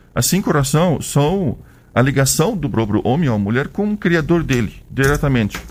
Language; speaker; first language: Portuguese; non-native, learner; Arabic